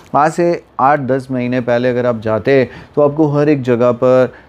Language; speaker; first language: Hindi; native; Hindi